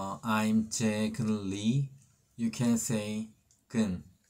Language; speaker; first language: English; non-native, learner; Korean